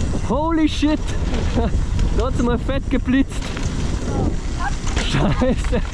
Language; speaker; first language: German; native; German